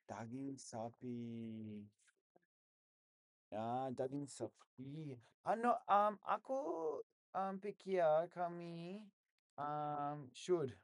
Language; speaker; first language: Indonesian; non-native, learner; English